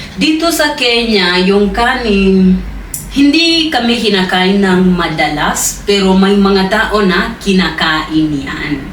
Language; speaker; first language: Filipino; non-native, fluent; Swahili